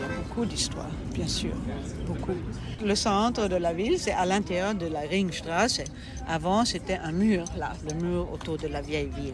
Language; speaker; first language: French; non-native, fluent; German